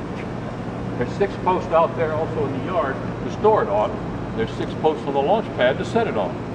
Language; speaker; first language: English; native; English